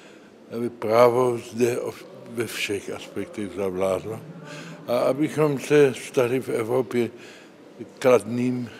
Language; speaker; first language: Czech; early bilingual, heritage; Czech